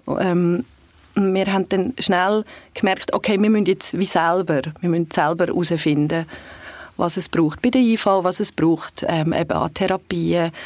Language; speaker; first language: German; early bilingual, other home language; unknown